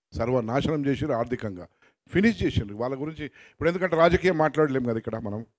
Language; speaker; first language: Telugu; native; Telugu